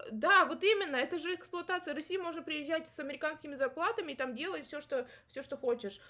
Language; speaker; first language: Russian; native; Russian